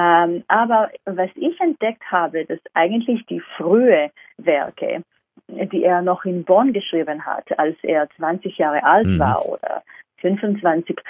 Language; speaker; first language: German; non-native, fluent; Hebrew